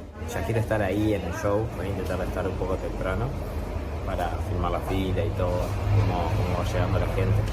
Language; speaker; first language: Spanish; native; Spanish